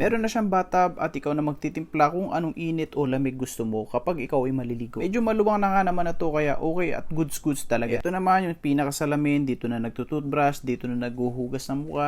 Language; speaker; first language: Filipino; native; Filipino